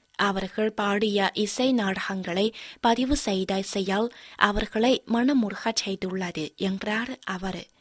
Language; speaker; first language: Tamil; non-native, fluent; Chinese